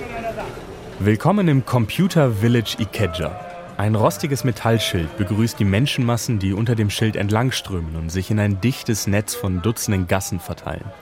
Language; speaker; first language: German; native; German